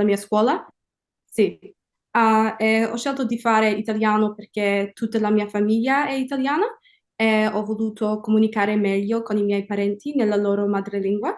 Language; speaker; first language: Italian; non-native, fluent; English